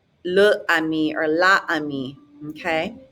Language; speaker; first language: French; non-native, fluent; English